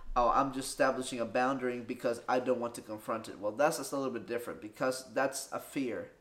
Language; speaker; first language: English; early bilingual, other home language; Spanish